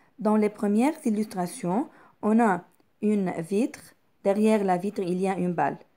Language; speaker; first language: French; non-native, local second language; Arabic